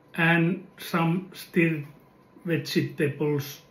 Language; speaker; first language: English; non-native, fluent; Finnish